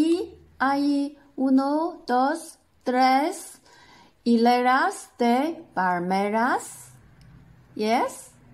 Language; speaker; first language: Spanish; non-native, fluent; Chinese